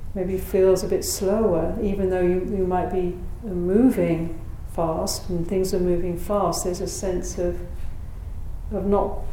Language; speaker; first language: English; native; English